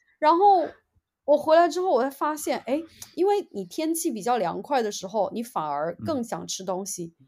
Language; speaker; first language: Chinese; native; Chinese